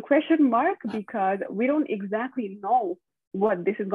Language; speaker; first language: English; non-native, local second language; Nepali